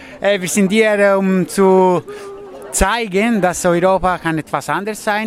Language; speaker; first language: German; non-native, learner; Italian